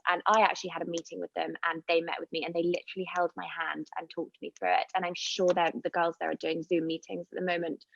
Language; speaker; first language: English; native; English